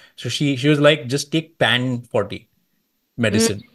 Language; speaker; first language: English; non-native, local second language; Marathi